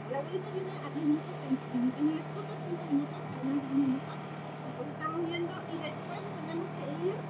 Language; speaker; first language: Spanish; native; Spanish